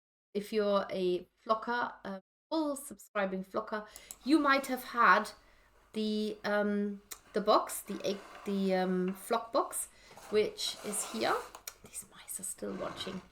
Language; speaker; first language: English; native; English